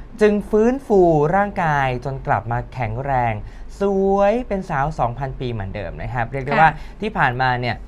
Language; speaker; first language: Thai; native; Thai